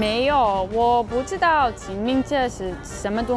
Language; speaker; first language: Chinese; non-native, fluent; Dutch